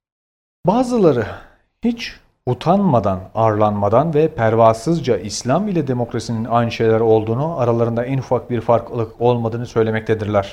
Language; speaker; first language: Turkish; native; Turkish